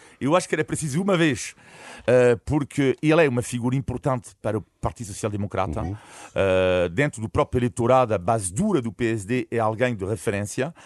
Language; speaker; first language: Portuguese; non-native, fluent; French